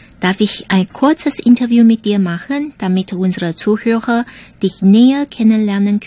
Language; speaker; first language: German; non-native, fluent; Chinese